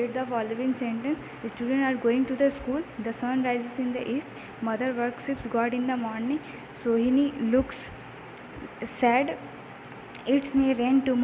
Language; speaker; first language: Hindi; native; Hindi